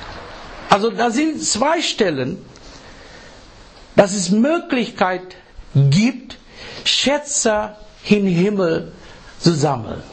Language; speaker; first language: German; non-native, learner; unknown